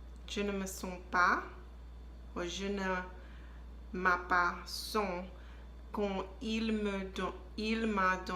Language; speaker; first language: French; non-native, learner; English